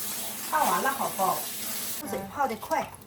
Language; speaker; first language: Chinese; native; Chinese